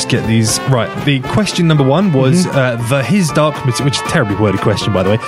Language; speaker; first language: English; native; English